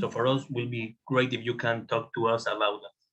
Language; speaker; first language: English; non-native, fluent; Spanish